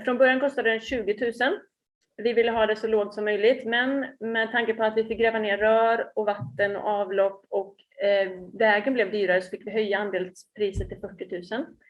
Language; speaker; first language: Swedish; native; Swedish